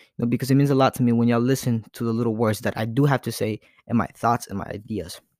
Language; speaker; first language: English; early bilingual, other home language; Spanish